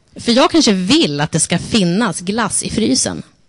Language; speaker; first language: Swedish; native; Swedish